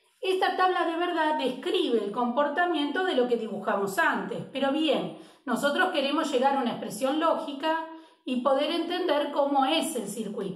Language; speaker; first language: Spanish; native; Spanish